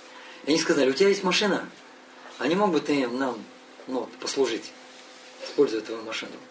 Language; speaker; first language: Russian; native; Russian